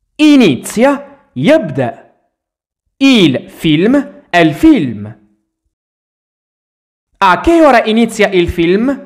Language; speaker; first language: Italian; non-native, fluent; Arabic